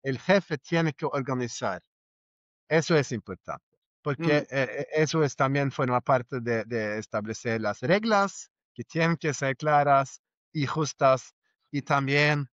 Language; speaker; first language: Spanish; non-native, fluent; Norwegian